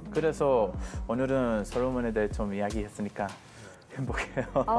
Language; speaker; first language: Korean; non-native, fluent; Hebrew